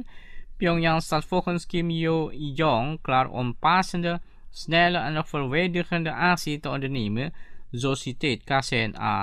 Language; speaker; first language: Dutch; non-native, fluent; Indonesian